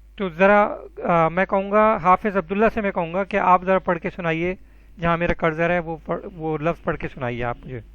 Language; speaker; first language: Urdu; native; Urdu